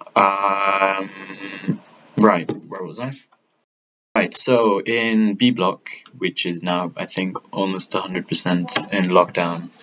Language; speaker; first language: English; non-native, fluent; Italian